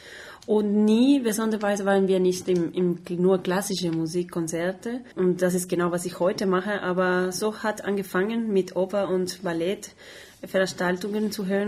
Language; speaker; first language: German; non-native, fluent; Spanish